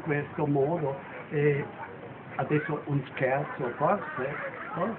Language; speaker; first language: Italian; non-native, fluent; German